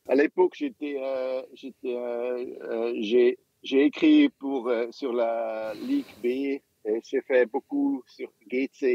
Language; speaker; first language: French; non-native, local second language; German